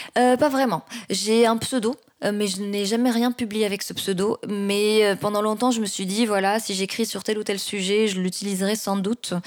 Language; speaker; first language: French; non-native, local second language; Arabic